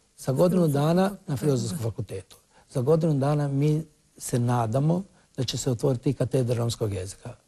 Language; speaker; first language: Croatian; non-native, local second language; Romany